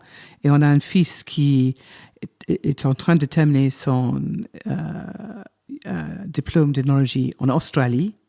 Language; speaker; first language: French; non-native, fluent; English